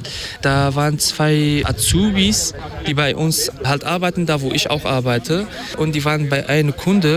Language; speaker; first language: German; non-native, fluent; Kurdish